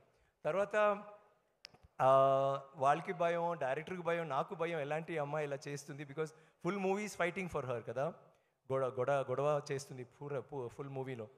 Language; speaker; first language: Telugu; non-native, learner; Tamil